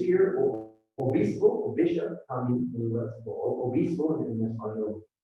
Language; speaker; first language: Spanish; non-native, fluent; English